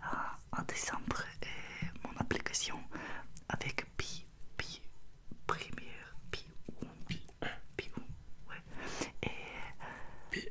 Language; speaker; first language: French; non-native, learner; Russian